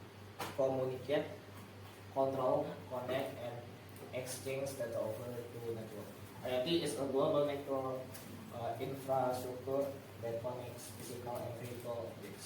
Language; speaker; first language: English; non-native, learner; Indonesian